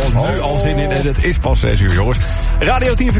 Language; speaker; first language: Dutch; native; Dutch